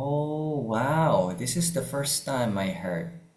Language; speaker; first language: English; non-native, fluent; Indonesian